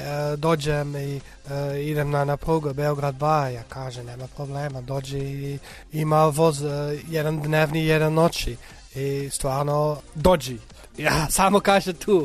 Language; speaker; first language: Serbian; non-native, learner; Dutch